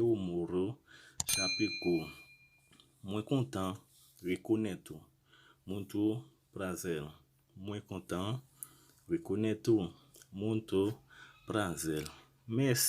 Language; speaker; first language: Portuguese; non-native, learner; Haitian Creole